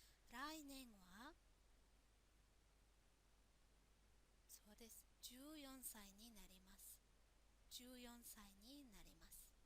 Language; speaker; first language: Japanese; non-native, fluent; Mongolian